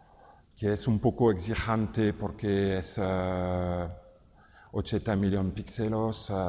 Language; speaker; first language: Spanish; non-native, learner; French